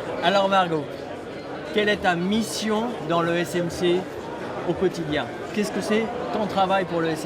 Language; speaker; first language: French; native; French